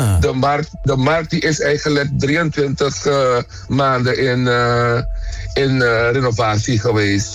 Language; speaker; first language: Dutch; non-native, local second language; Papiamento